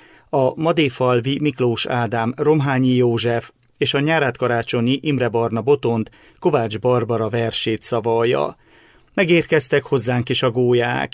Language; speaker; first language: Hungarian; native; Hungarian